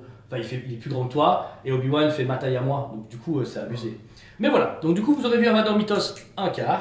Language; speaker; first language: French; native; French